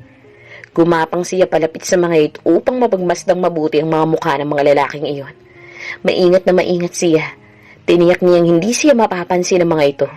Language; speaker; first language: Filipino; native; Filipino